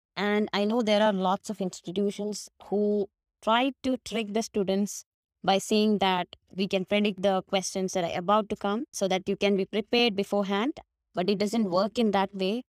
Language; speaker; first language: English; non-native, local second language; Malayalam